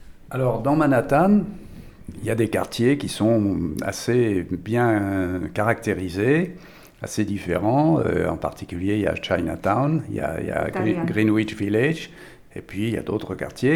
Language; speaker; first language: French; native; French